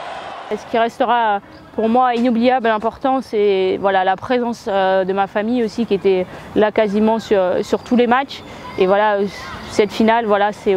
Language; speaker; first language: French; native; French